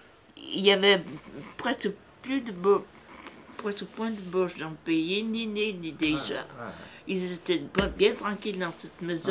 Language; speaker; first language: French; native; French